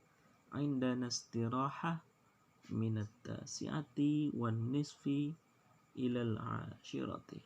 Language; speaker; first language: Arabic; non-native, fluent; Indonesian